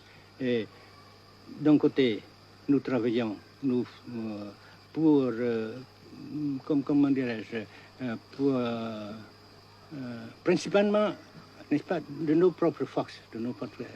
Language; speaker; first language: French; non-native, fluent; Vietnamese